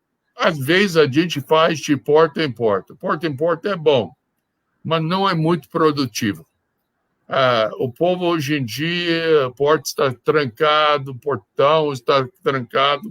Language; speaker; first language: Portuguese; non-native, fluent; English